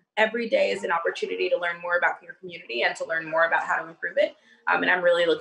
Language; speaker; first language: English; native; English